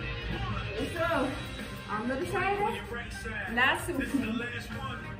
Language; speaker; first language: Dutch; native; Dutch